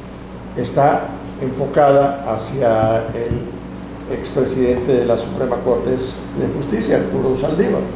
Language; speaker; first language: Spanish; native; Spanish